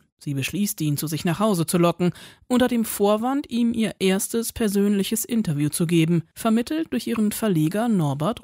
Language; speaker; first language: German; native; German